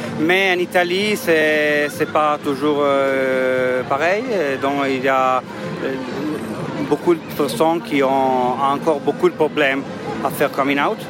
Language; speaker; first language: French; non-native, learner; Italian